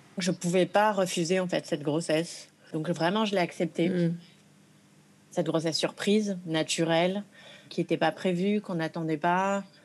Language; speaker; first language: French; early bilingual, other home language; Arabic